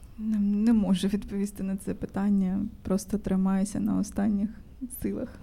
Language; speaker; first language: Ukrainian; native; Ukrainian